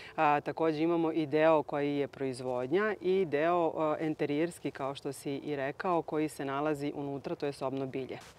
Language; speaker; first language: Croatian; native; Croatian